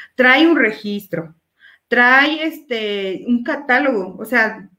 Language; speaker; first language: Spanish; native; Spanish